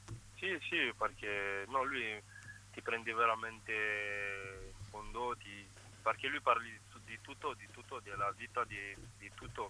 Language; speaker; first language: Italian; non-native, fluent; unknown